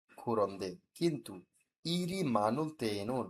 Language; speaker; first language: Korean; non-native, learner; Bangla